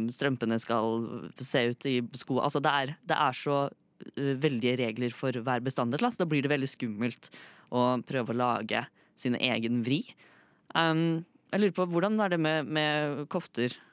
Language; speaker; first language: Norwegian; native; Norwegian